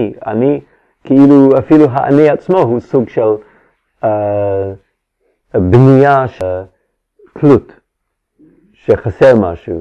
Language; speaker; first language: Hebrew; non-native, fluent; English